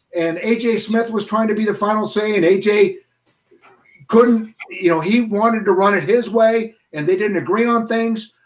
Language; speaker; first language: English; native; English